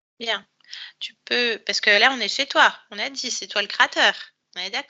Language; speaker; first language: French; native; French